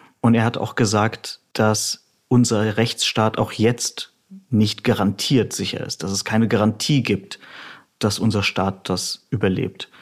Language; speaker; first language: German; early bilingual, other home language; Russian